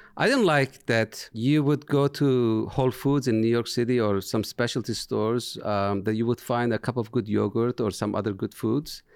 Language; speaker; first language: English; non-native, fluent; Turkish